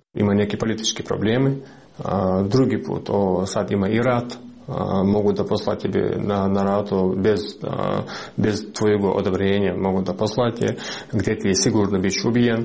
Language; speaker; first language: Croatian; non-native, learner; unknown